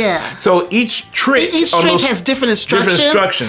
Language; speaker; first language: English; native; English